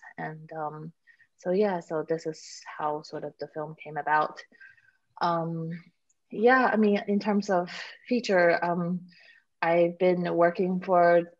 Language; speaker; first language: English; native; English